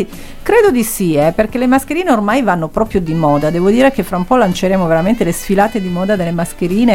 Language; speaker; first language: Italian; native; Italian